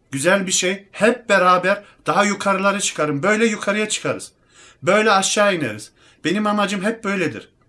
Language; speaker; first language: Turkish; early bilingual, heritage; Turkish